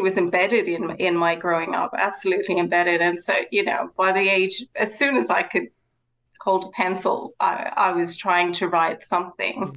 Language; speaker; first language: English; native; English